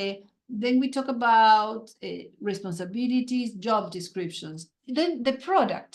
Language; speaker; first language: English; non-native, fluent; Spanish